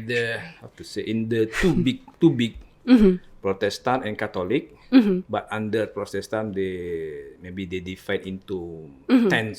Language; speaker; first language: English; non-native, learner; Indonesian